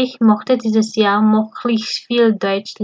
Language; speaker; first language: German; non-native, fluent; Indonesian